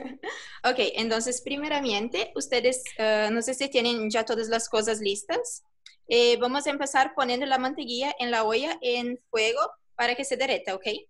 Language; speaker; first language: Spanish; non-native, fluent; Portuguese